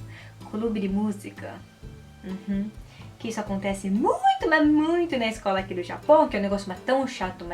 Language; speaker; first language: Portuguese; early bilingual, heritage; Portuguese